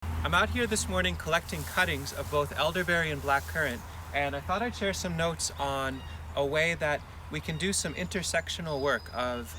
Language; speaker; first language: English; native; English